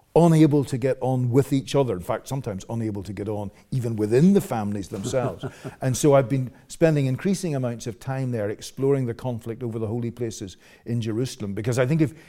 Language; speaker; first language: English; native; English